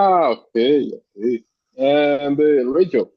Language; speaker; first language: English; non-native, learner; Portuguese